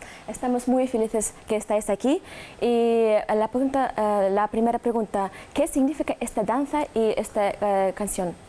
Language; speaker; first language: Spanish; non-native, learner; Russian